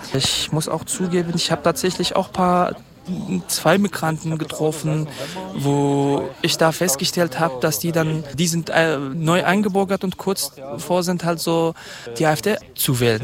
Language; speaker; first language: German; non-native, fluent; Kurdish